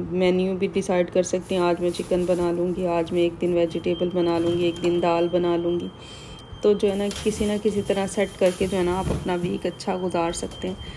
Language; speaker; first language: Urdu; native; Urdu